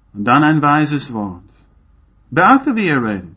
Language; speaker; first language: German; non-native, fluent; English